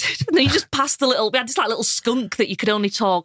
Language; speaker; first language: English; native; English